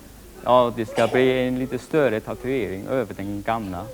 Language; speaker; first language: Swedish; non-native, fluent; Cantonese